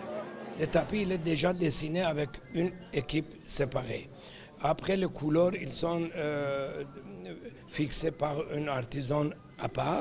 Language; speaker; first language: French; non-native, fluent; Persian